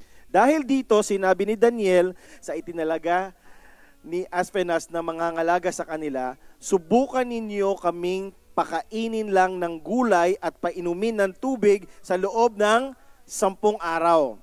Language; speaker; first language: Filipino; native; Filipino